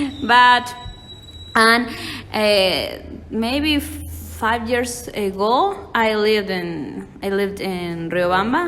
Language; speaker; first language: English; non-native, learner; Spanish